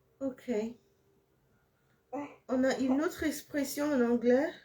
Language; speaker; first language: French; non-native, fluent; English